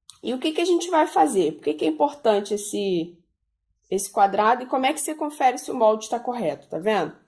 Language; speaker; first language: Portuguese; native; Portuguese